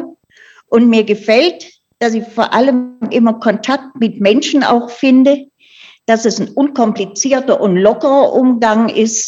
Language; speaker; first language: German; native; German